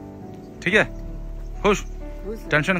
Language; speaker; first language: Hindi; non-native, local second language; Tibetan